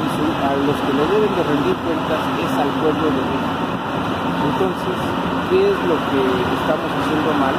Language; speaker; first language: Spanish; native; Spanish